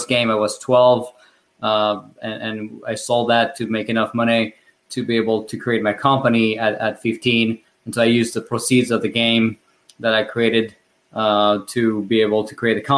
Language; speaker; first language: English; non-native, fluent; French